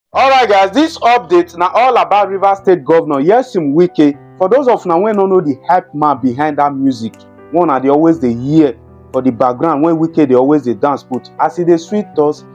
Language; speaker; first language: Nigerian Pidgin; native; Nigerian Pidgin